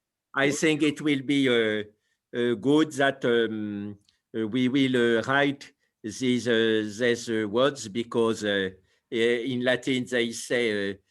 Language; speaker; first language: English; non-native, fluent; French